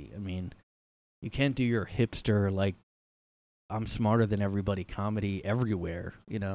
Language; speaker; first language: English; native; English